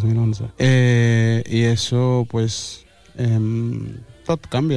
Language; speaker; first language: Catalan; early bilingual, other home language; Wolof